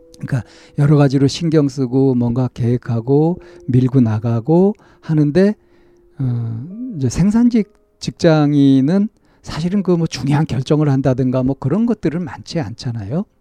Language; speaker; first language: Korean; native; Korean